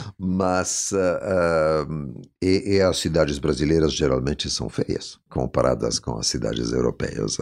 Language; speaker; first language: Portuguese; non-native, fluent; Italian